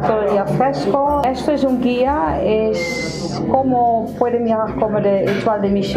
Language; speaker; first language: Spanish; non-native, learner; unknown